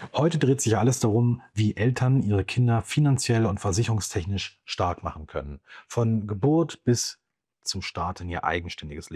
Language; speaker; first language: German; native; German